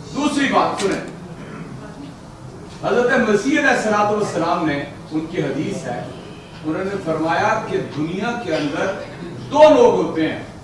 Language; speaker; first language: Urdu; native; Urdu